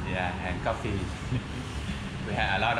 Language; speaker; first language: English; non-native, learner; Vietnamese